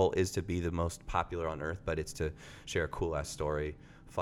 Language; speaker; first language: English; native; English